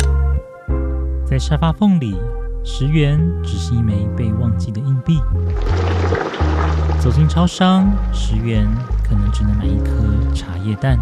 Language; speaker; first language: Chinese; native; Chinese